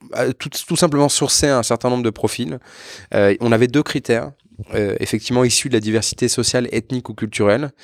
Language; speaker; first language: French; native; French